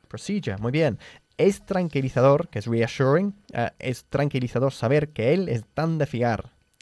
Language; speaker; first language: Spanish; non-native, fluent; English